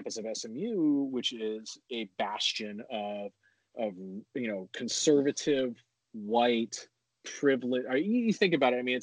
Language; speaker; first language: English; native; English